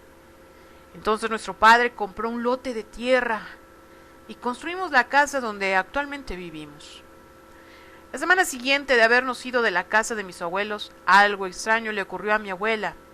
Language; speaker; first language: Spanish; native; Spanish